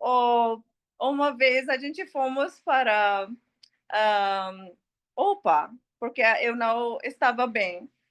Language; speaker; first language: Portuguese; non-native, learner; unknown